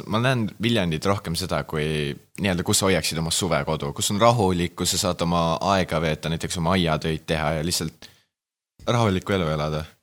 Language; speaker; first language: Estonian; native; Estonian